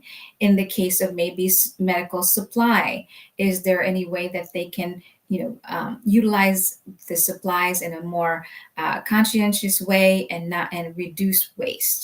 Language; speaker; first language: English; native; English